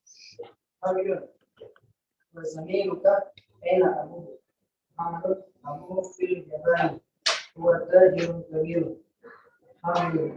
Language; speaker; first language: Arabic; non-native, learner; Indonesian